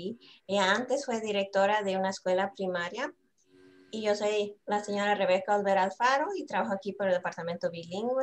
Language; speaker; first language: Spanish; early bilingual, heritage; Spanish